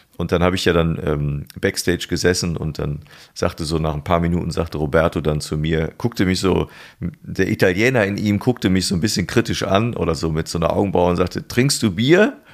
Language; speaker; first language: German; native; German